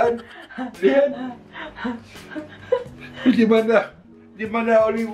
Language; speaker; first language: Indonesian; non-native, learner; French